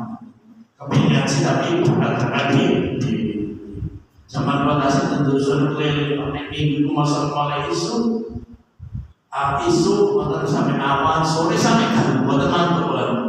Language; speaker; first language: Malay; non-native, local second language; Javanese